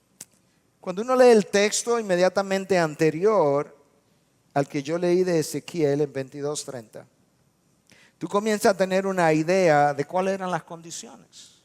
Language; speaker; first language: Spanish; native; Spanish